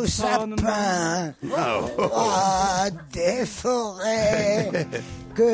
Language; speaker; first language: French; native; French